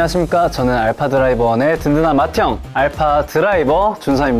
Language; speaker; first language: Korean; native; Korean